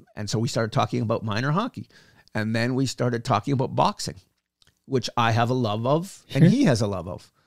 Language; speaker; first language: English; native; English